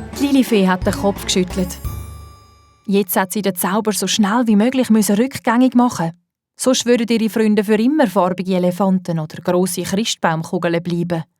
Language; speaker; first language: German; native; German